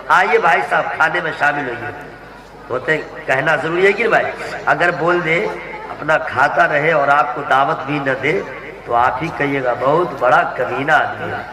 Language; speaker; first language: Urdu; native; Urdu